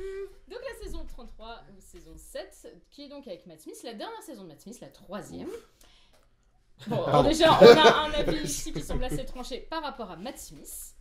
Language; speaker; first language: French; native; French